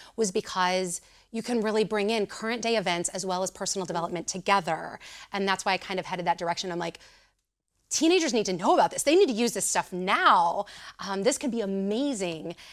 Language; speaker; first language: English; native; English